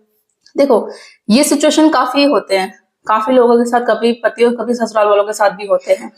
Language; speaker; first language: Hindi; native; Hindi